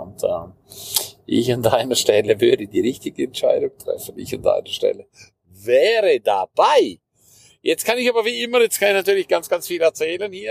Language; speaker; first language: German; native; German